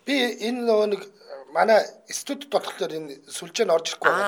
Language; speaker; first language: Mongolian; native; Mongolian